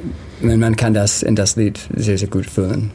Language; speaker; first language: German; non-native, learner; English